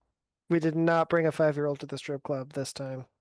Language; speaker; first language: English; native; English